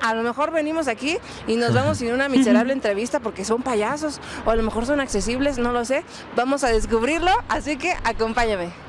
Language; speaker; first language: Spanish; native; Spanish